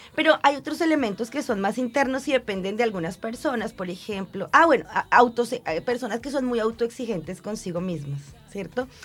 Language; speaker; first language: Spanish; native; Spanish